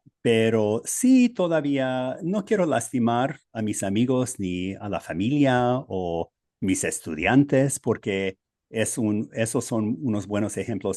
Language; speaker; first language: Spanish; non-native, fluent; English